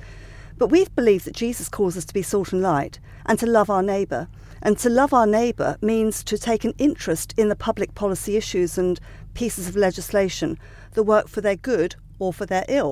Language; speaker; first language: English; native; English